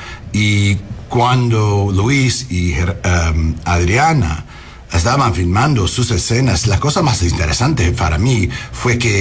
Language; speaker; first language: Spanish; non-native, learner; English